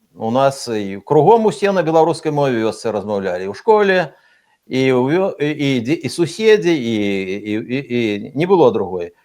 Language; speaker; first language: Belarusian; native; Belarusian